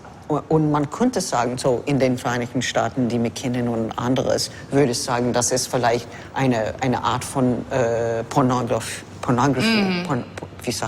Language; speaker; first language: German; non-native, fluent; English